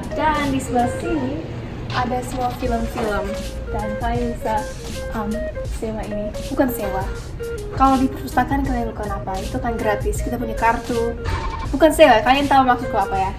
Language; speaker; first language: Indonesian; non-native, fluent; English